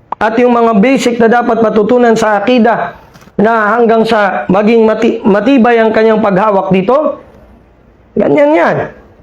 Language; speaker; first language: Filipino; non-native, local second language; Maranao